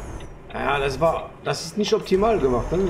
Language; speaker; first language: German; non-native, fluent; French